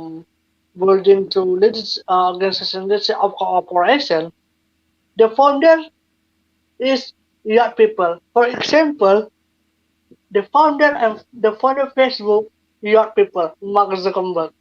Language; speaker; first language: English; non-native, learner; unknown